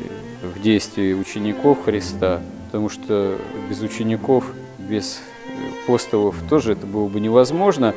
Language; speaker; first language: Russian; native; Russian